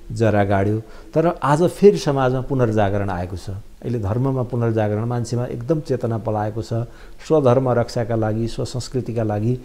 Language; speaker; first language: Nepali; native; Nepali